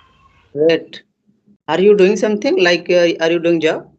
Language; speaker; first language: English; non-native, learner; Hindi